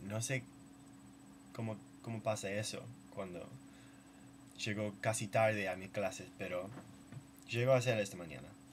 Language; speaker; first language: Spanish; non-native, learner; English